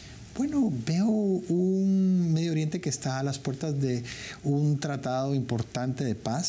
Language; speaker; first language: Spanish; native; Spanish